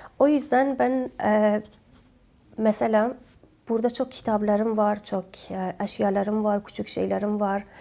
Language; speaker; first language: Turkish; non-native, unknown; Kurdish